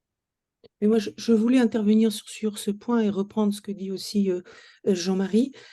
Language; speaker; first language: French; native; French